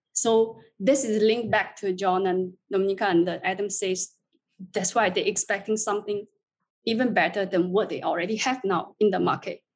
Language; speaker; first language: English; non-native, fluent; Chinese